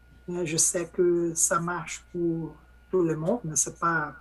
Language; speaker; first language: French; non-native, learner; Portuguese